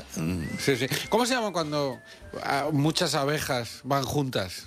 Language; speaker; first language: Spanish; native; Spanish